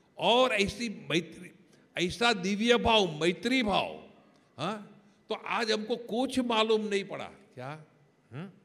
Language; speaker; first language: Hindi; non-native, local second language; Gujarati